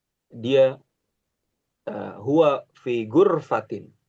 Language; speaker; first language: Arabic; non-native, fluent; Indonesian